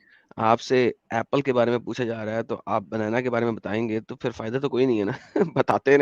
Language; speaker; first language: Hindi; native; Hindi